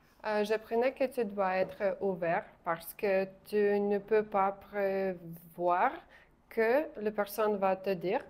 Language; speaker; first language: French; non-native, learner; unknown